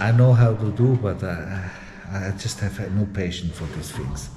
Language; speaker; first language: English; non-native, fluent; Italian